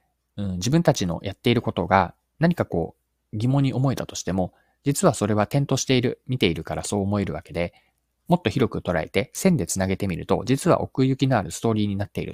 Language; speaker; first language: Japanese; native; Japanese